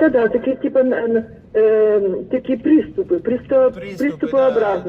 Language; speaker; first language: Russian; non-native, local second language; Ukrainian